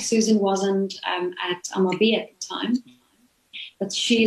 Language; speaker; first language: English; non-native, local second language; Afrikaans